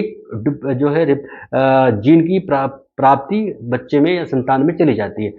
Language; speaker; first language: Hindi; native; Hindi